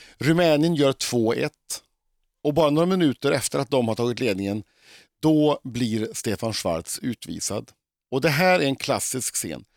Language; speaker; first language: Swedish; native; Swedish